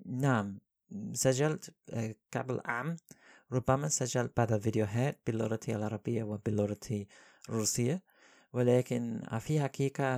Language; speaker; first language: Arabic; non-native, learner; English